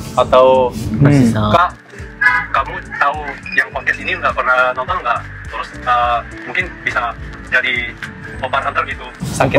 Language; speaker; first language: Indonesian; non-native, fluent; Korean